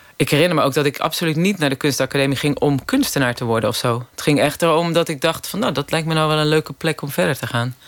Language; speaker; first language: Dutch; native; Dutch